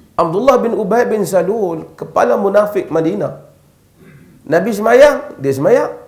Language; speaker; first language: Malay; native; Malay